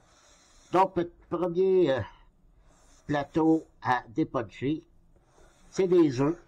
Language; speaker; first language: French; native; French